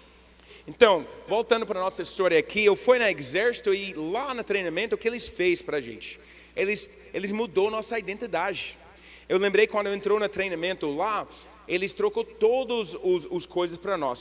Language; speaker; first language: Portuguese; non-native, learner; English